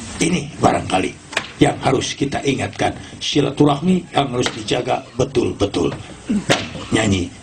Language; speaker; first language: Indonesian; non-native, local second language; Sundanese